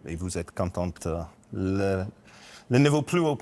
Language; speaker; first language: French; non-native, learner; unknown